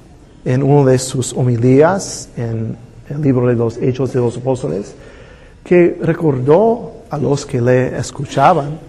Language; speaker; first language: Spanish; non-native, fluent; English